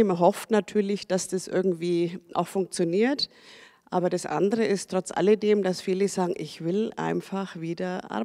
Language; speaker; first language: German; native; German